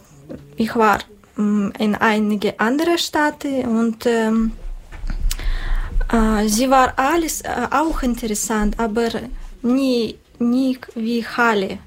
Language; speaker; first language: German; non-native, learner; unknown